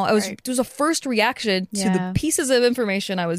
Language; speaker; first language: English; native; English